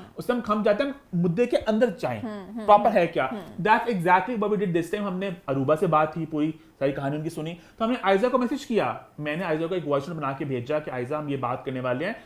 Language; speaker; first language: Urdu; native; Urdu